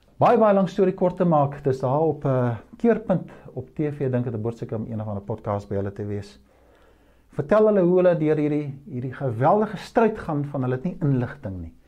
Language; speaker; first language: Afrikaans; native; Afrikaans